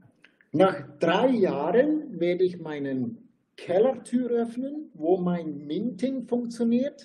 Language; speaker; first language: German; non-native, fluent; Turkish